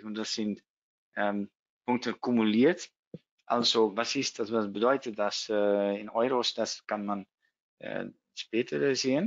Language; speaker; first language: German; non-native, learner; Dutch